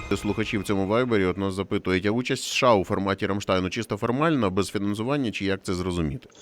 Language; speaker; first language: Ukrainian; native; Ukrainian